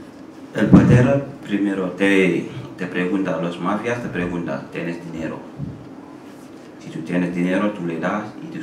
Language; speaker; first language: Spanish; non-native, learner; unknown